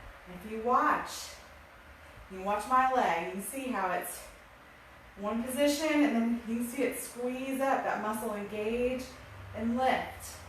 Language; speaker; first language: English; native; English